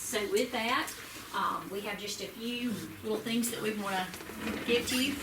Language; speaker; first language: English; native; English